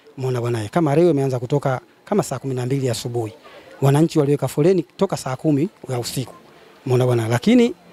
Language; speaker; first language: Swahili; native; Swahili